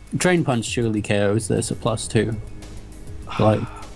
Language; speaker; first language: English; native; English